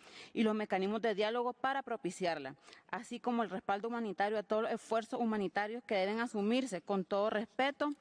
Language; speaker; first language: Spanish; native; Spanish